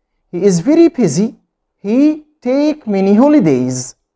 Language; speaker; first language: English; non-native, fluent; Arabic